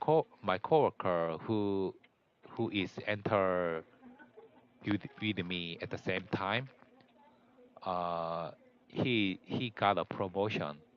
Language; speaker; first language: English; non-native, learner; Korean